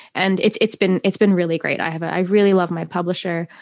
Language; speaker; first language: English; native; English